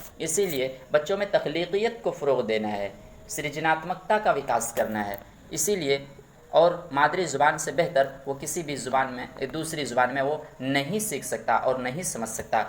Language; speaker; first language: Urdu; native; Urdu